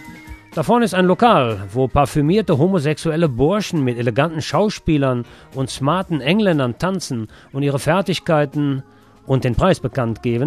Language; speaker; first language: German; native; German